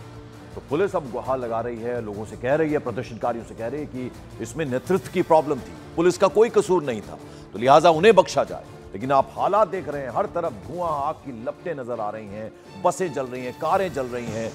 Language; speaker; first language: Hindi; native; Hindi